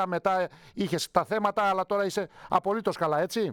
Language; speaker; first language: Greek; native; Greek